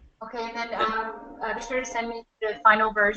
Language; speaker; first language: English; native; English